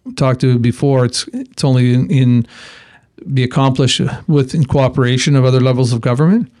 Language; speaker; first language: English; native; English